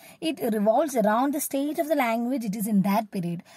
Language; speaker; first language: English; non-native, local second language; Malayalam